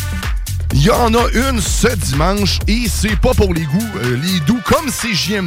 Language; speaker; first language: French; native; French